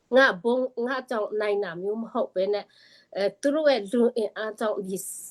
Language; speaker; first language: Burmese; non-native, local second language; Tedim Chin